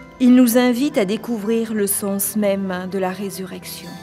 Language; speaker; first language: French; native; French